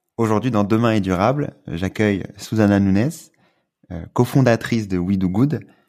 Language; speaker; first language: French; native; French